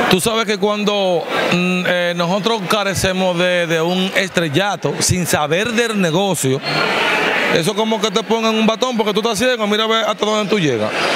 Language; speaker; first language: Spanish; native; Spanish